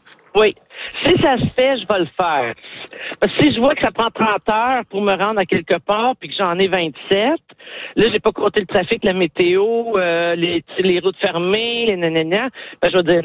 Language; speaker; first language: French; native; French